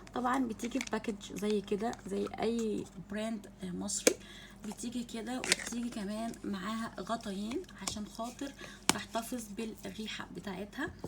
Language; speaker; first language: Egyptian Arabic; native; Egyptian Arabic